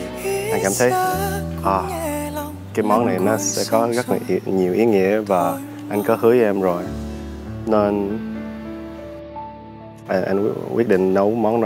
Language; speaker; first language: Vietnamese; early bilingual, heritage; Vietnamese